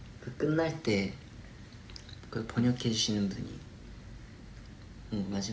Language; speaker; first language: Korean; non-native, fluent; Japanese